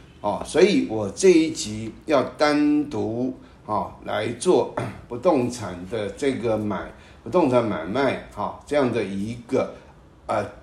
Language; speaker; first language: Chinese; native; Chinese